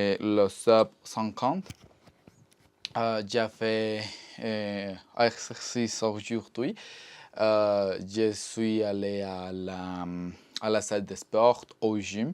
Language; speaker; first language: French; non-native, learner; Spanish